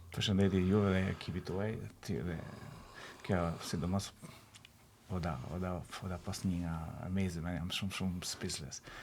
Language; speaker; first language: Albanian; native; Albanian